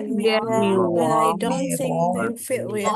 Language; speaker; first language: English; non-native, learner; Indonesian